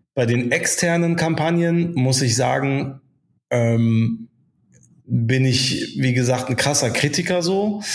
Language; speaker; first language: German; early bilingual, other home language; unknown